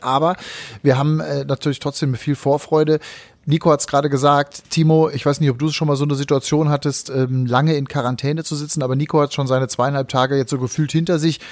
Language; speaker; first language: German; native; German